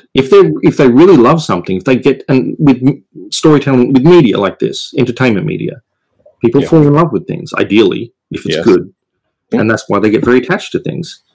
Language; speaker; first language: English; native; English